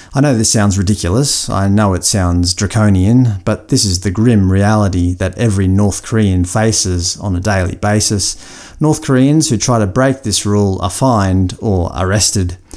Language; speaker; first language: English; native; English